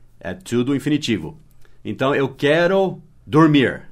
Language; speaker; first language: Portuguese; non-native, fluent; English